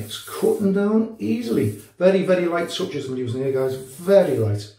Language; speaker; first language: English; native; English